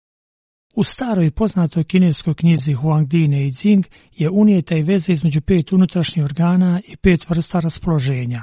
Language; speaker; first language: Croatian; non-native, fluent; Chinese